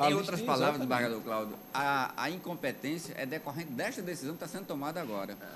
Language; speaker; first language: Portuguese; native; Portuguese